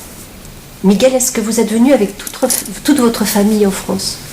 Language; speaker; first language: French; native; French